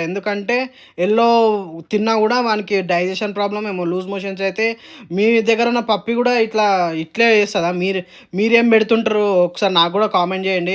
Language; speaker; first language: Telugu; native; Telugu